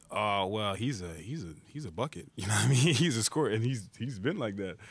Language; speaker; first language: English; native; English